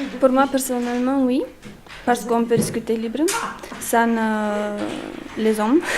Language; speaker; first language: French; non-native, learner; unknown